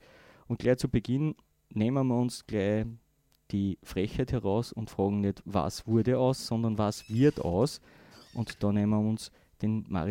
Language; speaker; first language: German; native; German